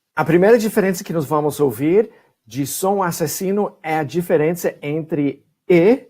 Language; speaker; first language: Portuguese; non-native, fluent; English